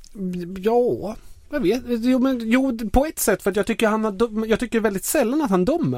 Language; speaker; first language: Swedish; native; Swedish